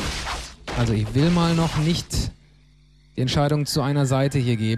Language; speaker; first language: German; native; German